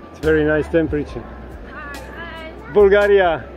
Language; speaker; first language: English; non-native, learner; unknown